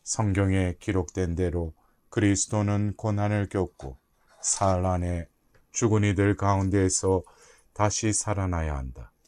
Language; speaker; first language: Korean; native; Korean